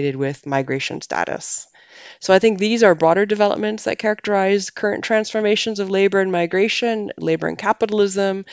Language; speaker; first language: English; native; English